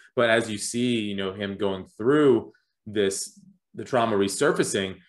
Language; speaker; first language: English; native; English